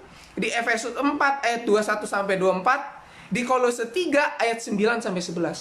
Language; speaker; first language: Indonesian; native; Indonesian